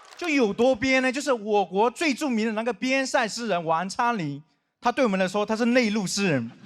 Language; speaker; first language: Chinese; non-native, local second language; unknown